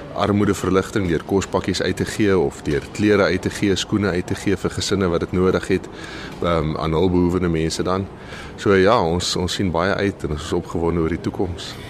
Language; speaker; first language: Afrikaans; native; Afrikaans